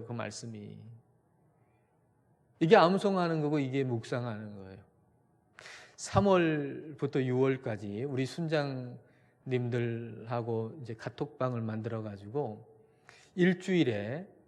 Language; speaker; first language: Korean; native; Korean